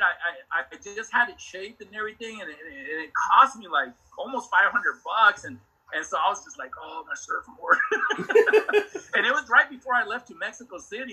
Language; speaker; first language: English; early bilingual, other home language; Spanish